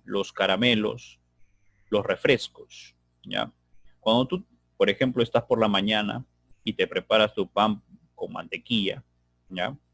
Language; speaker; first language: Spanish; native; Spanish